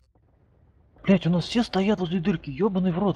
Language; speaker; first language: Russian; native; Russian